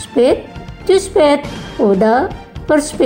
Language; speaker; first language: German; non-native, fluent; Indonesian